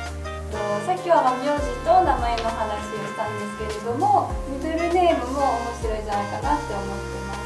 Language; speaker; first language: Japanese; non-native, fluent; French